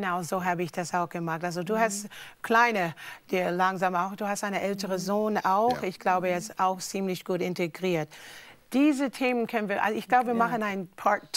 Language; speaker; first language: German; non-native, fluent; English